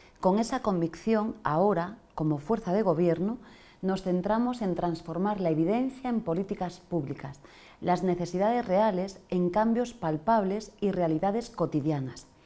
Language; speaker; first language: Spanish; native; Spanish